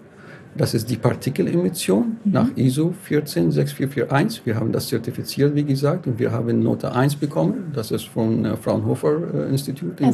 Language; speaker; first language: German; non-native, fluent; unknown